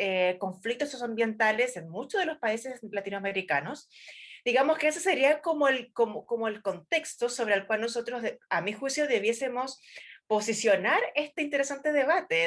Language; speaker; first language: Spanish; native; Spanish